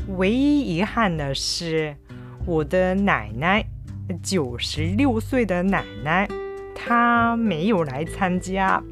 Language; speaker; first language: Chinese; non-native, fluent; Japanese